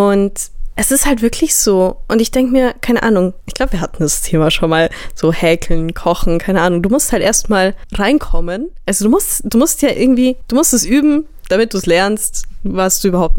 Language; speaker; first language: German; native; German